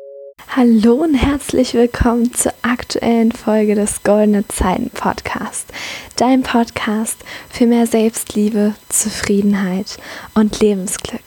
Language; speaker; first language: German; native; German